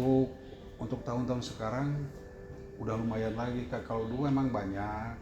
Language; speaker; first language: Indonesian; native; Indonesian